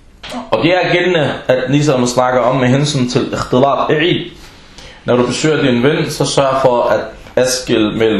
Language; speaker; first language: Danish; early bilingual, other home language; Arabic